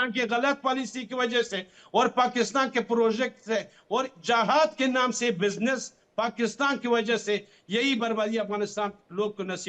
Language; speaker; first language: Hindi; non-native, fluent; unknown